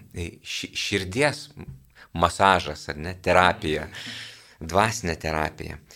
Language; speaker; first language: Lithuanian; native; Lithuanian